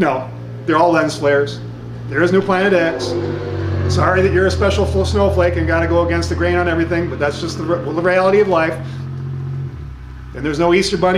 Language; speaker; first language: English; native; English